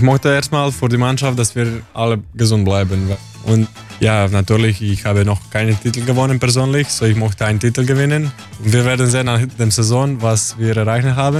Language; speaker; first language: German; non-native, learner; Croatian